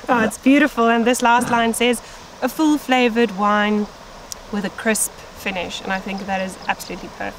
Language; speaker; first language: English; non-native, local second language; Afrikaans